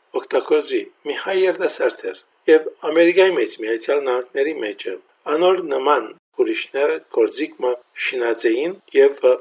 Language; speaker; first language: Armenian; early bilingual, heritage; Armenian